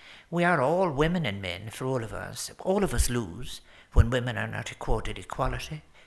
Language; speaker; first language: English; native; English